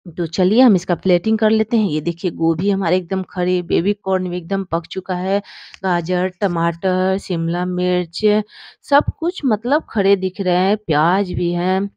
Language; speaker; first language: Hindi; native; Hindi